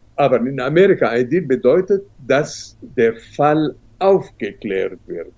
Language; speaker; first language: German; non-native, fluent; Arabic